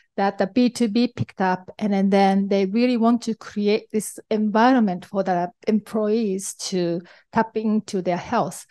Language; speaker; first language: English; non-native, fluent; Japanese